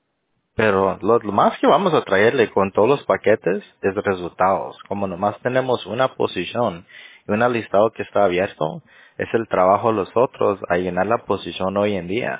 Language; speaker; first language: Spanish; early bilingual, heritage; Spanish